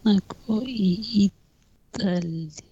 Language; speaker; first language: French; non-native, fluent; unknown